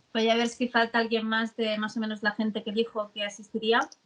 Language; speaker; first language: Spanish; native; Spanish